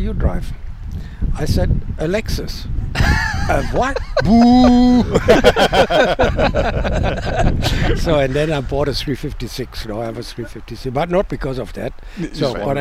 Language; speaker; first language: English; non-native, fluent; German